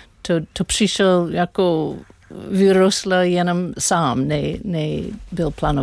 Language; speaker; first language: Czech; non-native, learner; English